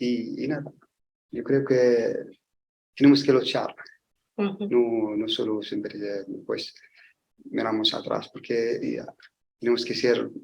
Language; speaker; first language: Spanish; non-native, learner; Arabic